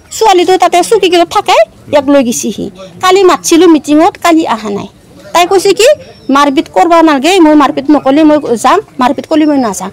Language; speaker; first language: Assamese; non-native, local second language; Bodo